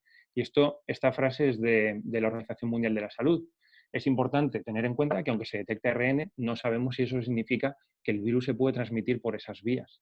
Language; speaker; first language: Spanish; native; Spanish